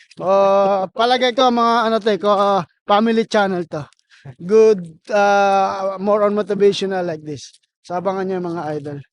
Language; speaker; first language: Filipino; native; Filipino